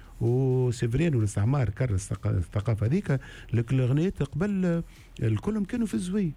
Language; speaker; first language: Arabic; native; Arabic